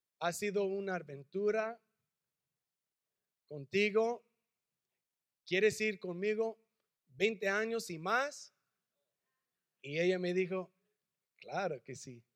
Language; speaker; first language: Spanish; early bilingual, heritage; English